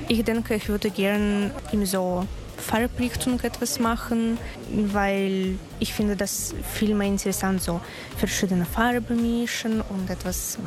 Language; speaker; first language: German; non-native, learner; Russian